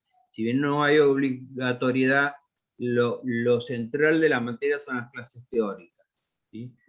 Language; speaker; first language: Spanish; native; Spanish